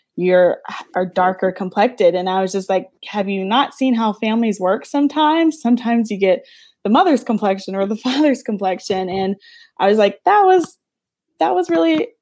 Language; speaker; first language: English; native; English